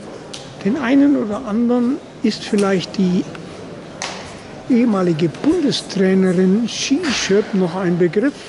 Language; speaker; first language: German; native; German